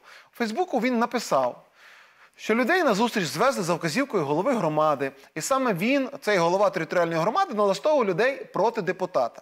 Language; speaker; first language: Ukrainian; native; Ukrainian